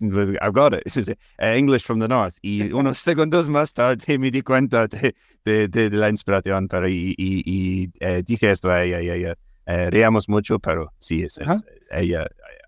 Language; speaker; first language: Spanish; non-native, fluent; English